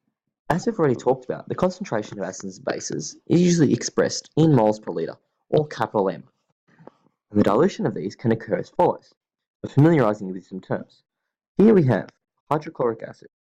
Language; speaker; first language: English; native; English